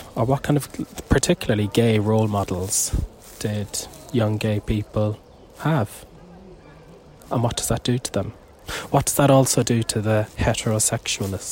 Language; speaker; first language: English; native; English